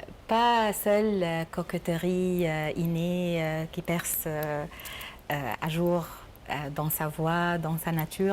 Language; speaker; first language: French; non-native, learner; Arabic